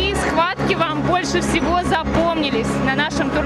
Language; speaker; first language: Russian; native; Russian